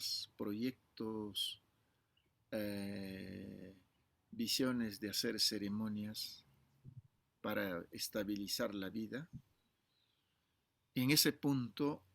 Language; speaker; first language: Spanish; non-native, fluent; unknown